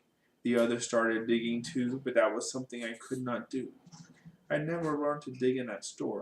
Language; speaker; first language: English; native; English